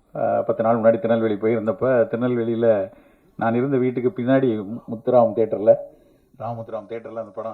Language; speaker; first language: Tamil; native; Tamil